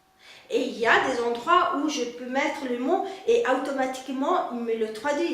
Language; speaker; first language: French; non-native, fluent; Spanish